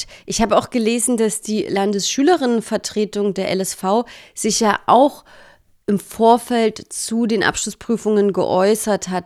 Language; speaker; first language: German; native; German